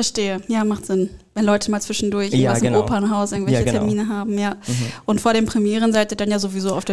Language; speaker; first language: German; native; German